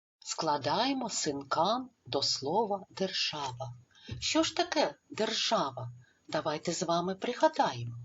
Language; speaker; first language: Ukrainian; native; Ukrainian